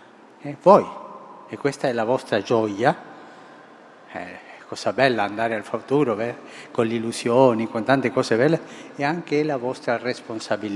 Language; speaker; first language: Italian; non-native, fluent; Spanish